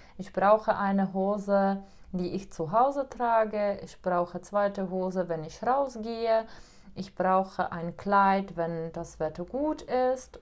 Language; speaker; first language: German; non-native, fluent; Czech